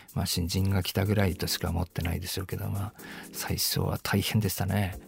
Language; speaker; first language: Japanese; native; Japanese